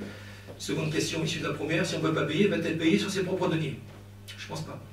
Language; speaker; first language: French; native; French